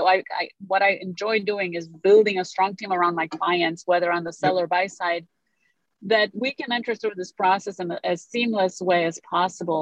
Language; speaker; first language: English; non-native, fluent; Romanian